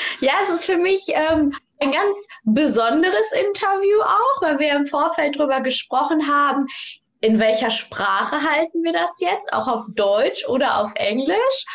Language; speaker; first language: German; native; German